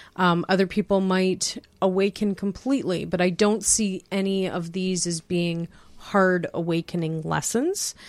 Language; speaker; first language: English; native; English